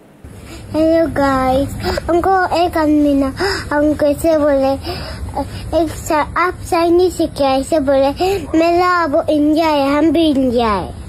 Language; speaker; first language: Hindi; non-native, local second language; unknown